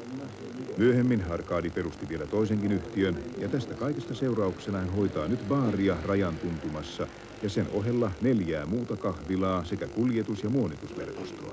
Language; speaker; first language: Finnish; native; Finnish